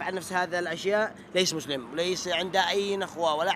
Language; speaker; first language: Arabic; native; Arabic